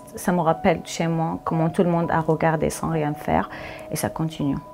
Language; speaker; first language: French; non-native, fluent; Arabic